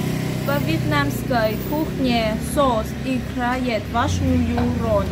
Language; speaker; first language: Russian; non-native, learner; Vietnamese